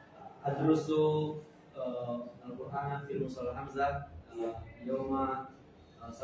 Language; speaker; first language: Arabic; non-native, learner; Indonesian